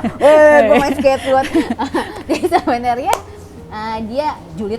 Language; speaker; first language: Indonesian; native; Indonesian